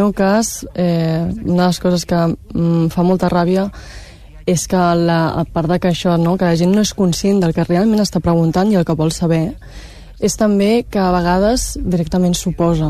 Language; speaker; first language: Catalan; native; Catalan